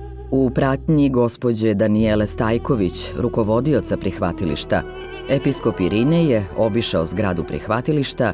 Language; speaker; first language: Serbian; native; Serbian